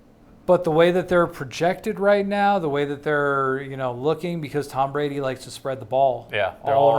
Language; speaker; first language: English; native; English